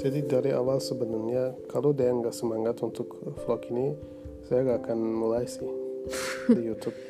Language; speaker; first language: Indonesian; non-native, fluent; Turkish